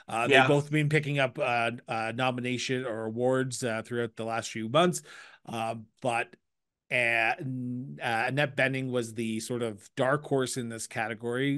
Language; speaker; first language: English; native; English